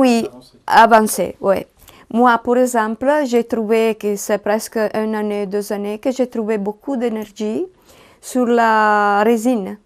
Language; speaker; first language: French; non-native, learner; Italian